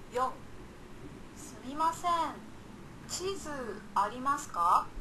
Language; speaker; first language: Japanese; non-native, learner; Indonesian